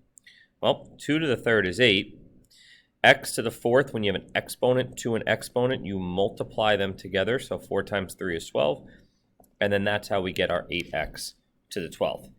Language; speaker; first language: English; native; English